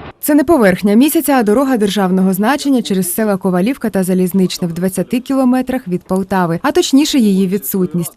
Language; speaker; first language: Ukrainian; native; Ukrainian